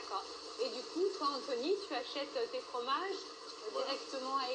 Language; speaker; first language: French; native; French